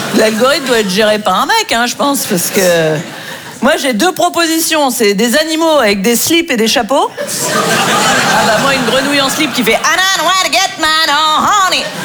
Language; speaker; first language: French; native; French